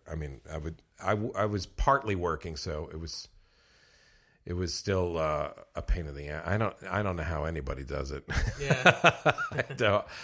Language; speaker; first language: English; native; English